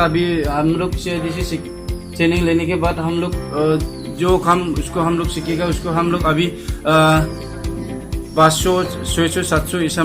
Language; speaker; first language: Hindi; non-native, local second language; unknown